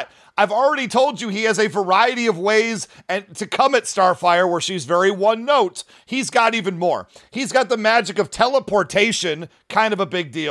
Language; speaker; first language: English; native; English